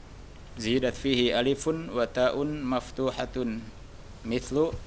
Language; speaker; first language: Arabic; non-native, learner; Indonesian